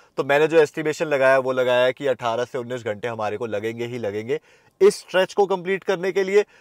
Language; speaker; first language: Hindi; native; Hindi